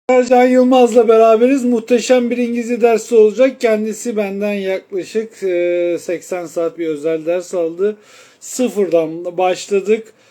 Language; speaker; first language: Turkish; native; Turkish